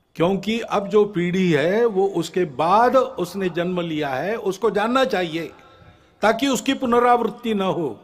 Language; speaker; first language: Hindi; non-native, local second language; Marathi